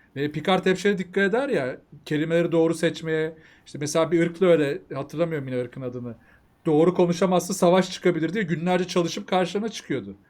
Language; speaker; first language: Turkish; native; Turkish